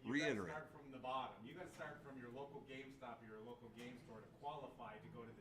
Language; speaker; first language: English; native; English